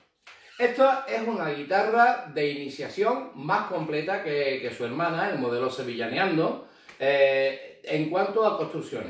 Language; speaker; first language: Spanish; native; Spanish